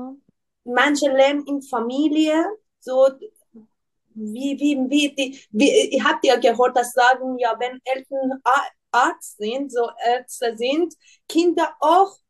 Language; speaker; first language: German; non-native, learner; Persian